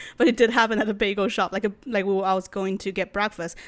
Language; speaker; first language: English; non-native, fluent; Chinese